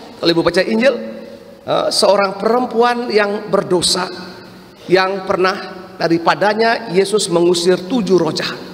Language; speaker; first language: Indonesian; non-native, local second language; Balinese